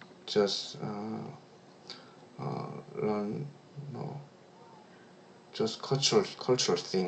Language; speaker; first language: English; non-native, learner; Korean